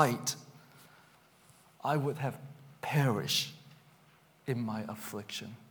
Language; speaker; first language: English; early bilingual, other home language; Cantonese